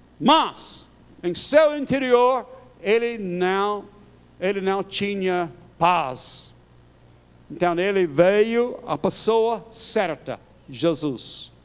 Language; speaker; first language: Portuguese; non-native, fluent; English